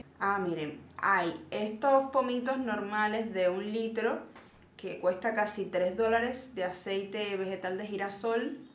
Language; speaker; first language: Spanish; native; Spanish